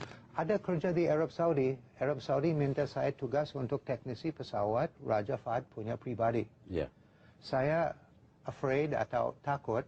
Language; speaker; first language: Indonesian; non-native, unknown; English